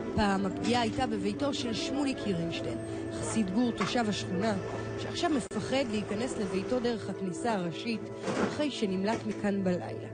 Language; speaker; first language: Hebrew; native; Hebrew